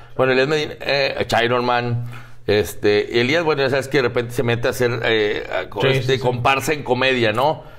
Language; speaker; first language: Spanish; native; Spanish